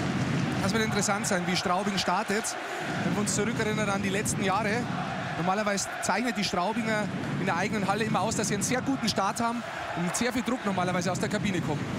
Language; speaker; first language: German; native; German